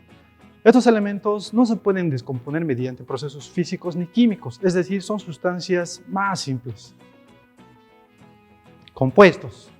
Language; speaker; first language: Spanish; native; Spanish